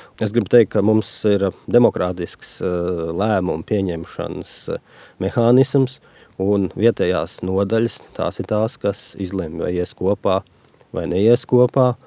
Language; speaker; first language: Latvian; native; Latvian